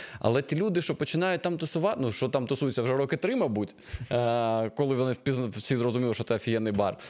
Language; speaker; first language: Ukrainian; non-native, local second language; Russian